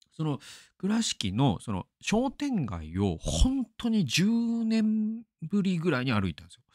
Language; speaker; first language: Japanese; native; Japanese